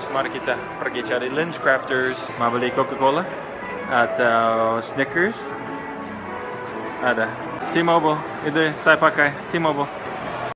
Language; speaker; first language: Indonesian; non-native, fluent; English